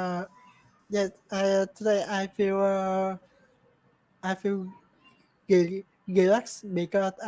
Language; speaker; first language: English; non-native, learner; Vietnamese